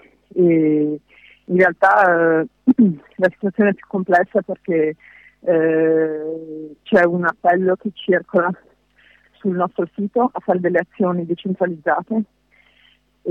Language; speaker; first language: Italian; non-native, fluent; French